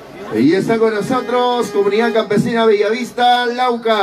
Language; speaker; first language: Spanish; native; Spanish